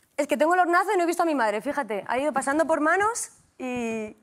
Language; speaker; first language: Spanish; native; Spanish